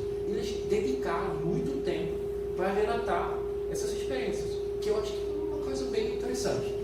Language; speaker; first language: Portuguese; non-native, fluent; German